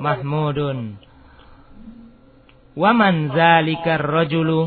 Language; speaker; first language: Arabic; non-native, fluent; Indonesian